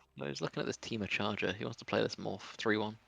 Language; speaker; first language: English; native; English